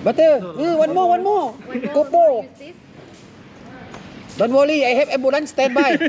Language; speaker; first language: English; non-native, learner; Thai